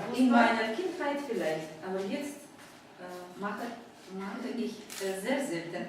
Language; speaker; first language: German; non-native, fluent; Ukrainian